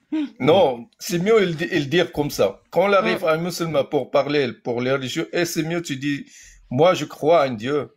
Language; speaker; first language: French; non-native, learner; Arabic